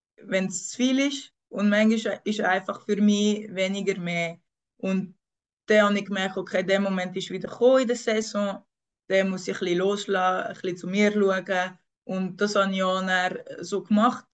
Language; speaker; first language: German; non-native, local second language; French